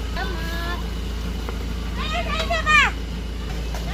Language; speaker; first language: Filipino; non-native, local second language; Cebuano